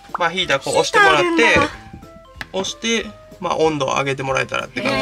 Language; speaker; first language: Japanese; native; Japanese